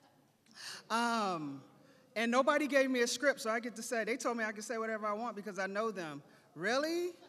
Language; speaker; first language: English; native; English